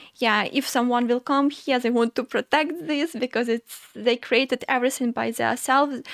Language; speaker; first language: English; non-native, fluent; Ukrainian